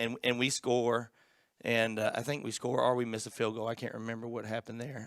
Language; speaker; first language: English; native; English